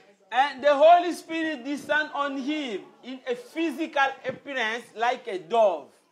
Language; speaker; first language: English; non-native, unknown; Lingala